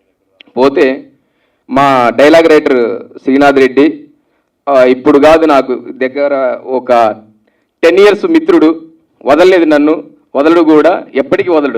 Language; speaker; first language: Telugu; native; Telugu